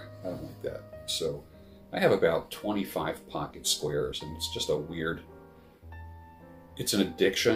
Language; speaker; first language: English; native; English